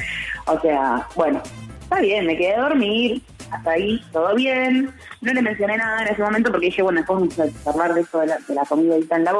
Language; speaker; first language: Spanish; native; Spanish